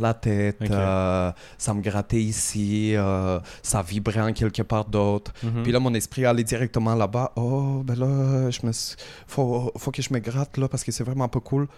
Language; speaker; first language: French; native; French